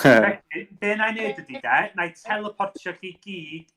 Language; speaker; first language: Welsh; native; Welsh